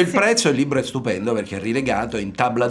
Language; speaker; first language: Italian; native; Italian